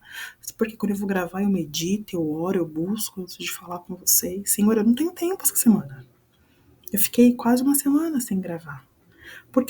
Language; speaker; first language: Portuguese; native; Portuguese